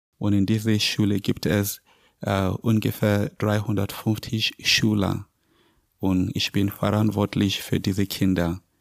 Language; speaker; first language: German; non-native, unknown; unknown